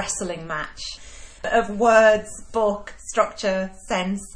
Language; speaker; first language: English; native; English